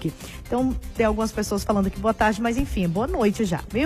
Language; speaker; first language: Portuguese; native; Portuguese